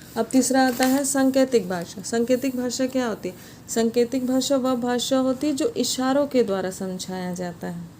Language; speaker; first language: Hindi; native; Hindi